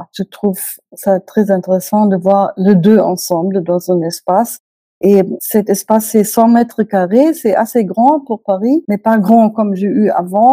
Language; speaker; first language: French; non-native, fluent; German